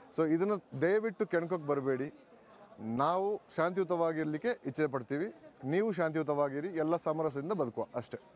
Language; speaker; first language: Kannada; non-native, local second language; Kodava